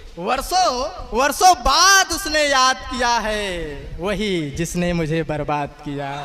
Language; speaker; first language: Hindi; native; Hindi